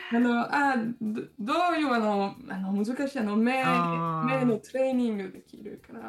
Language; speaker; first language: Japanese; non-native, learner; French